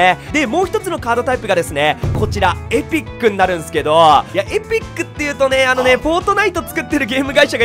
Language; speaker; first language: Japanese; native; Japanese